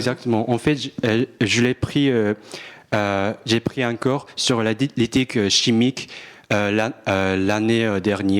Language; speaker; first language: French; non-native, fluent; Japanese